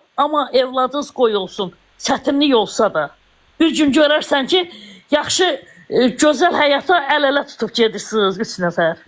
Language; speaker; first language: Azerbaijani; non-native, local second language; Russian